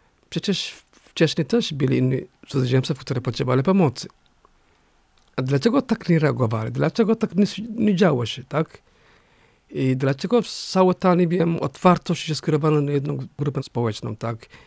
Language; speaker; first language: Polish; non-native, fluent; Somali